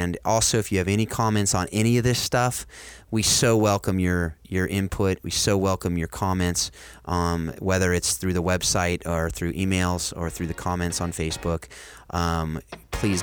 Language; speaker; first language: English; native; English